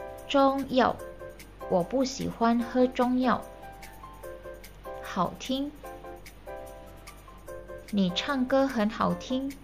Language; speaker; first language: Chinese; non-native, fluent; Indonesian